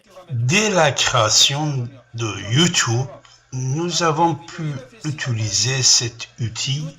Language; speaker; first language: French; non-native, fluent; Persian